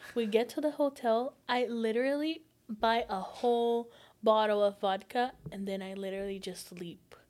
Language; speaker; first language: English; non-native, fluent; Portuguese